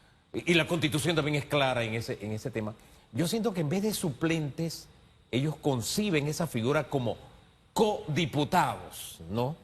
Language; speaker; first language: Spanish; native; Spanish